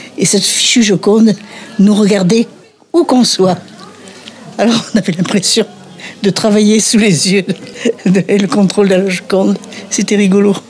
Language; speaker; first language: French; native; French